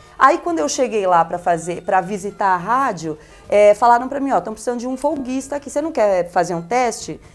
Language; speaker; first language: Portuguese; early bilingual, other home language; Spanish